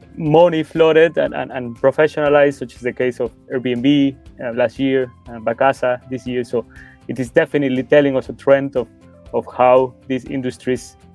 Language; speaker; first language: English; non-native, fluent; Spanish